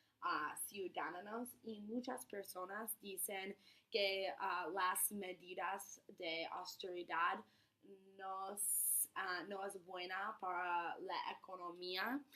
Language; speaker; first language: Spanish; non-native, learner; English